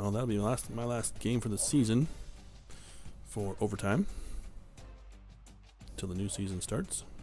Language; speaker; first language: English; native; English